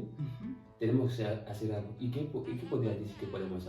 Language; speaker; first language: Spanish; non-native, fluent; Fula